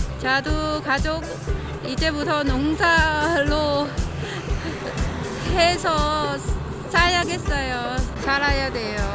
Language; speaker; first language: Korean; non-native, learner; Vietnamese